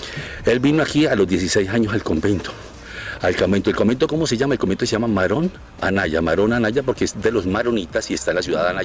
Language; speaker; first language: Spanish; native; Spanish